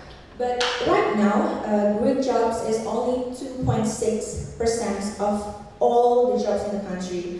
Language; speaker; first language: English; non-native, fluent; Indonesian